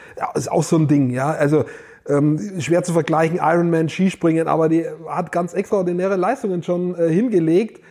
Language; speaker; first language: German; native; German